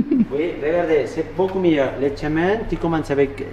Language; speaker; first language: French; non-native, learner; Spanish